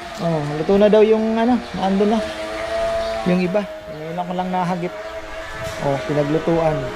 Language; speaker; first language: Filipino; non-native, local second language; Pampanga